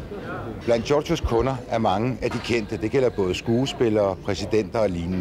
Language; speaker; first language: Danish; native; Danish